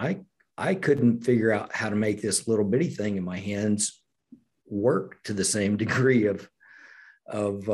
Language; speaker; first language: English; native; English